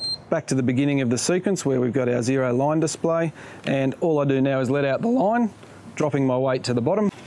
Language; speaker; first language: English; native; English